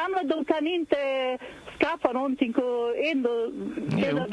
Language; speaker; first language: Swedish; non-native, fluent; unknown